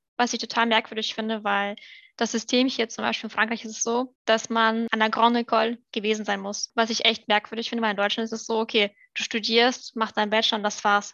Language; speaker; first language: German; early bilingual, other home language; Russian